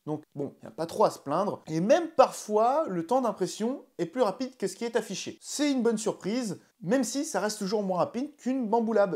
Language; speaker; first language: French; native; French